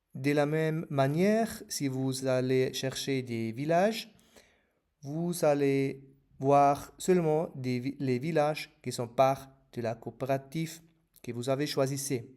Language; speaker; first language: French; non-native, fluent; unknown